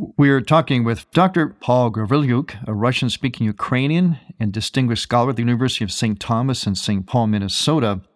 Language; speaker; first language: English; native; English